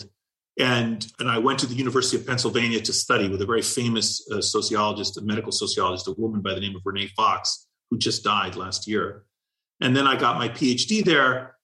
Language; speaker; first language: English; native; English